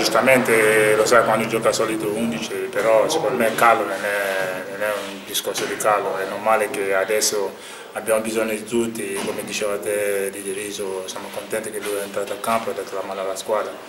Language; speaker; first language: Italian; non-native, learner; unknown